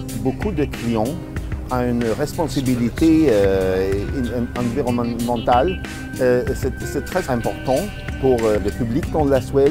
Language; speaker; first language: French; non-native, learner; Swedish